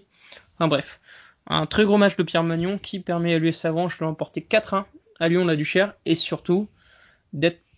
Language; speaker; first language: French; native; French